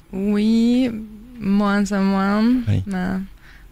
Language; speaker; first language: French; non-native, fluent; Hungarian